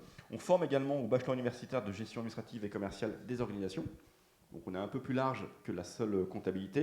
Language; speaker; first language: French; native; French